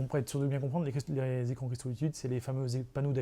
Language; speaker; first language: French; native; French